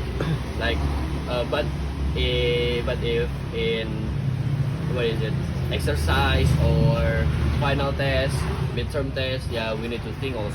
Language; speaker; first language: English; non-native, learner; Indonesian